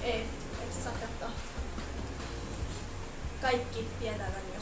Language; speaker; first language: Finnish; native; Finnish